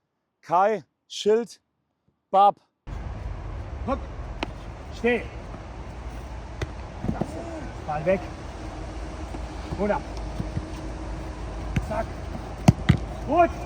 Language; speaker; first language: German; native; German